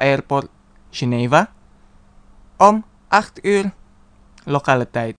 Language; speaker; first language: Dutch; non-native, fluent; Indonesian